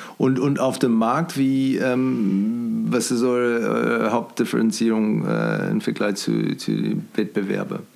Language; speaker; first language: German; non-native, fluent; English